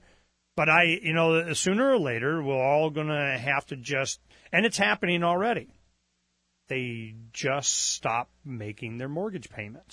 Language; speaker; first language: English; native; English